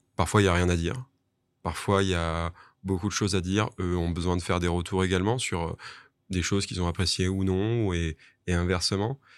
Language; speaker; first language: French; native; French